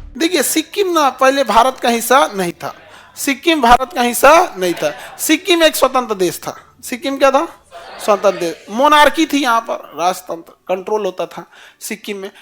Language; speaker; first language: Hindi; native; Hindi